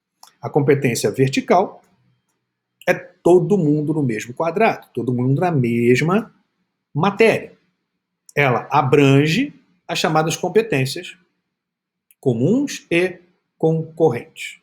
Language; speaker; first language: Portuguese; native; Portuguese